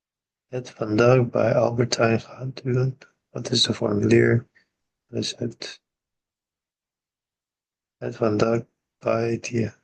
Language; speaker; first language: Dutch; non-native, learner; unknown